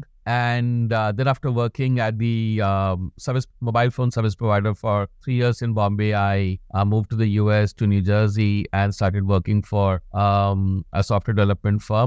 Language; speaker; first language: English; non-native, local second language; Hindi